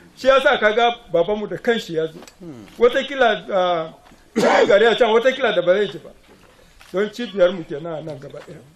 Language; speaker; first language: Hausa; non-native, local second language; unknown